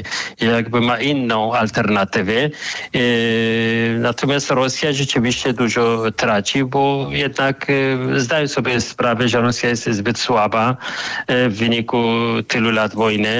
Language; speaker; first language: Polish; non-native, fluent; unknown